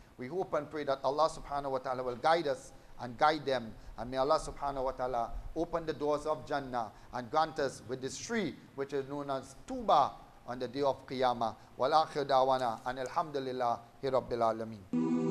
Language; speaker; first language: English; native; English